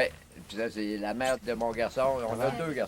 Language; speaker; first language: French; native; French